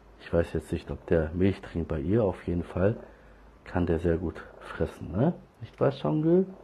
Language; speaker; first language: German; early bilingual, other home language; Turkish